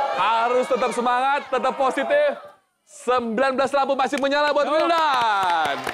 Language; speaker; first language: Indonesian; native; Indonesian